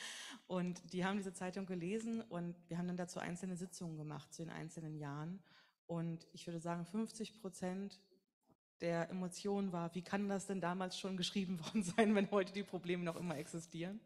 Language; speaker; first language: German; native; German